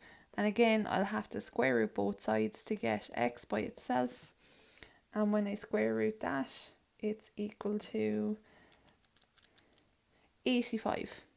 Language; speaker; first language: English; native; English